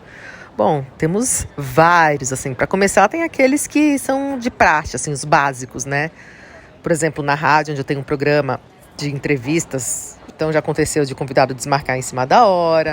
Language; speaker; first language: Portuguese; native; Portuguese